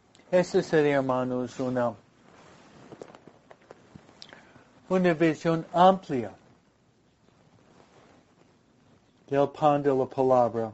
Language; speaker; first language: Spanish; non-native, fluent; English